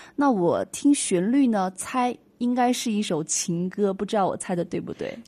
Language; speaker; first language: Chinese; native; Chinese